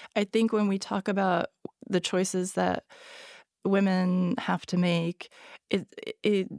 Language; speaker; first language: English; non-native, fluent; Hungarian